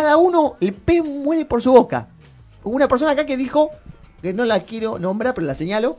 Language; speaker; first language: Spanish; native; Spanish